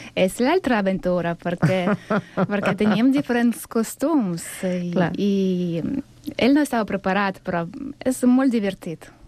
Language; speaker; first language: Catalan; non-native, fluent; Russian